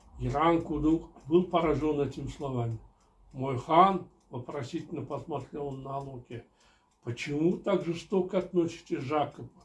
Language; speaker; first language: Russian; non-native, local second language; Kyrgyz